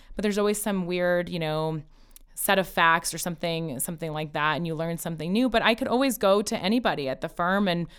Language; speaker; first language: English; early bilingual, other home language; Persian